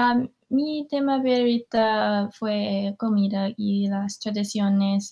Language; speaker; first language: Spanish; non-native, learner; English